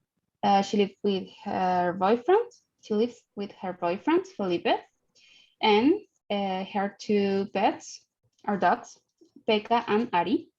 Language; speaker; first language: English; non-native, learner; Spanish